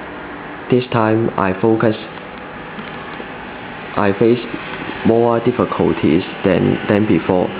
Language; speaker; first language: English; non-native, learner; Cantonese